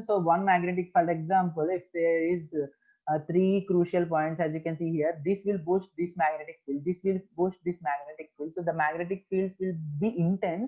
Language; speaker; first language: English; non-native, local second language; Telugu